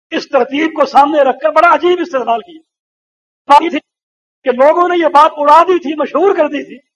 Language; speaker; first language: Urdu; native; Urdu